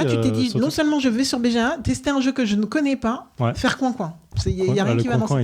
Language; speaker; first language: French; native; French